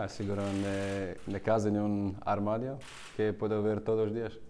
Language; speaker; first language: Portuguese; non-native, learner; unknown